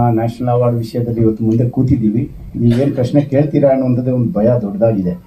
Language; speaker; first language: Kannada; non-native, local second language; Kodava